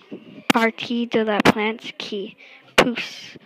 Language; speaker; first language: French; non-native, learner; English